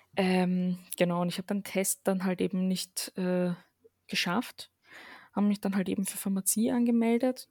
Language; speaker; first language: German; early bilingual, other home language; Arabic